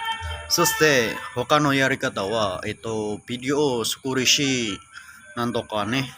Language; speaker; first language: Japanese; non-native, learner; Indonesian